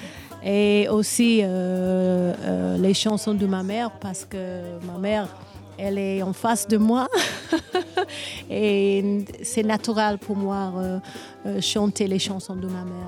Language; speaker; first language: French; non-native, learner; English